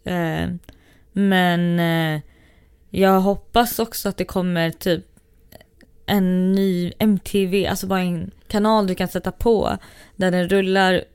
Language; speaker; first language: Swedish; native; Swedish